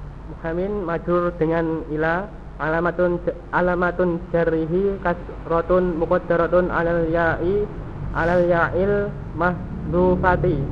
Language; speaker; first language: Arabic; non-native, learner; Indonesian